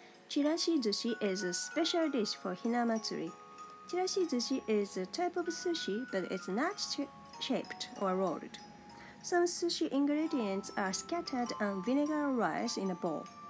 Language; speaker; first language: English; non-native, fluent; Japanese